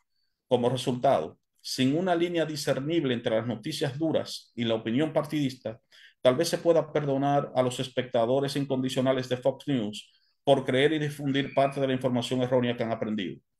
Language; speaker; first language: Spanish; native; Spanish